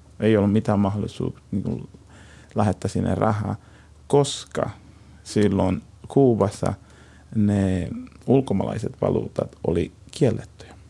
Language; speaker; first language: Finnish; non-native, fluent; Spanish